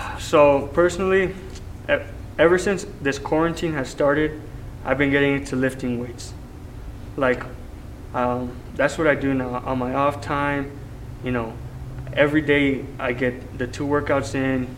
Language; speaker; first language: English; native; English